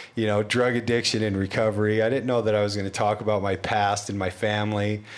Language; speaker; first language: English; native; English